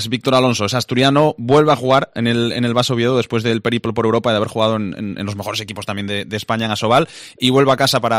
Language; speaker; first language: Spanish; native; Spanish